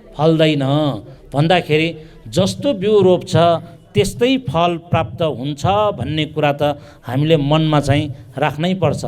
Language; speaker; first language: Nepali; non-native, local second language; Newari